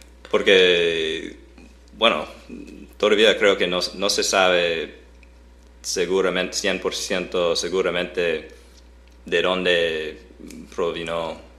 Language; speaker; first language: Spanish; non-native, fluent; English